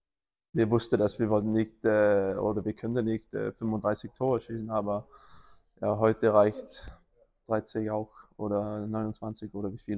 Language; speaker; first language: German; non-native, learner; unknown